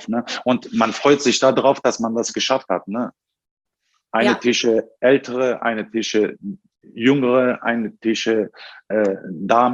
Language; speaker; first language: German; non-native, fluent; Turkish